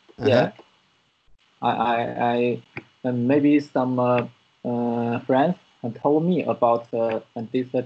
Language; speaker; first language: English; non-native, learner; Chinese